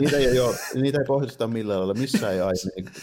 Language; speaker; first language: Finnish; native; Finnish